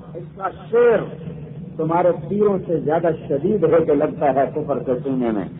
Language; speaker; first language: Urdu; non-native, local second language; Punjabi